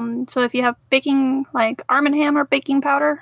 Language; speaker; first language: English; native; English